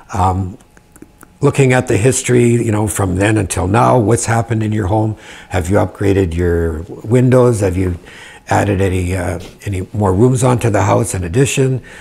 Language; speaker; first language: English; native; English